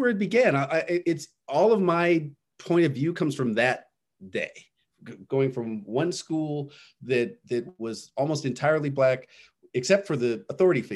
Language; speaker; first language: English; native; English